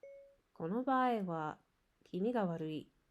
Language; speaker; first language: Japanese; non-native, learner; English